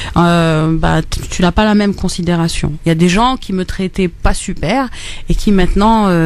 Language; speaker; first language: French; non-native, local second language; Arabic